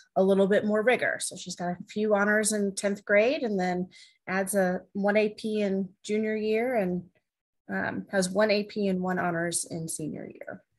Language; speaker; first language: English; native; English